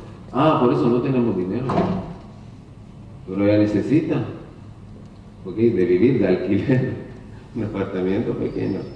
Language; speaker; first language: Spanish; non-native, learner; Hebrew